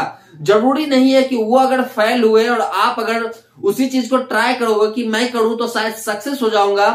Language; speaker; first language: Hindi; native; Hindi